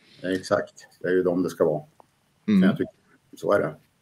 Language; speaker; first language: Swedish; native; Swedish